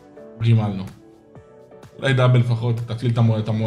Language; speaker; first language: Hebrew; native; Hebrew